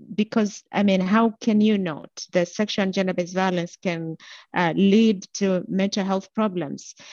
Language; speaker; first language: English; non-native, local second language; Gusii